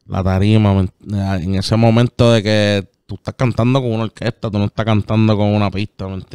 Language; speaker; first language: Spanish; native; Spanish